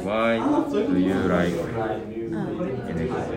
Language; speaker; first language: English; non-native, learner; Japanese